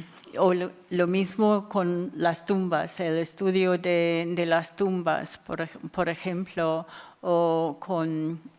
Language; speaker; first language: Spanish; non-native, fluent; English